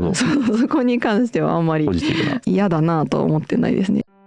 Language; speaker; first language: Japanese; native; Japanese